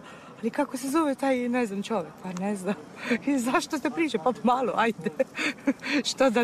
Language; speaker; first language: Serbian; non-native, fluent; Italian